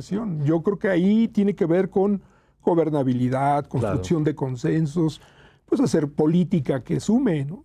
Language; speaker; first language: Spanish; native; Spanish